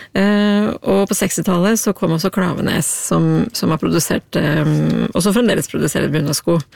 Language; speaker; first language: Norwegian; native; Norwegian